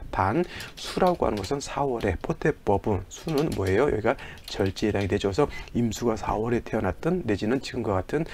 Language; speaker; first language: Korean; native; Korean